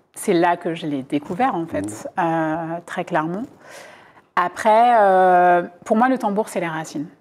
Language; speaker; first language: French; native; French